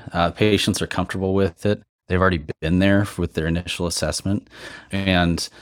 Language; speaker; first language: English; native; English